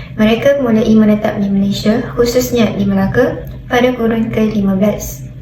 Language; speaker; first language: Malay; native; Malay